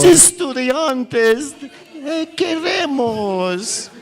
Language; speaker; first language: Spanish; non-native, learner; English